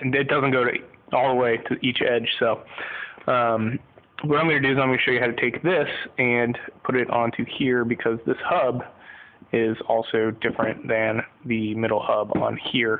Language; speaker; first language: English; native; English